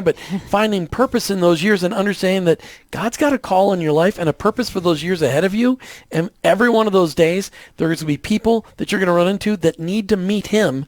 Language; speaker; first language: English; native; English